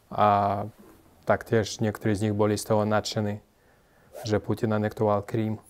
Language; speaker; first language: Slovak; non-native, fluent; Russian